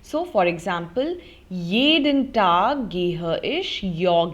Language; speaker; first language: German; non-native, fluent; Hindi